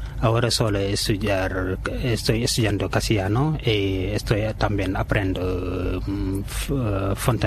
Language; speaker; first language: Spanish; non-native, learner; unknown